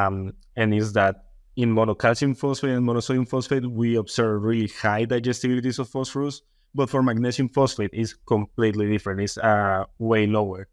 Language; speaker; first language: English; non-native, fluent; Spanish